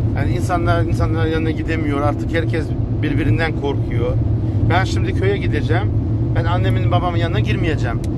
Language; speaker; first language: Turkish; early bilingual, heritage; Turkish